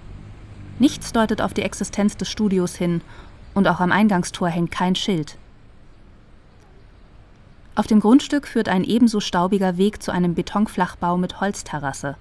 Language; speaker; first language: German; native; German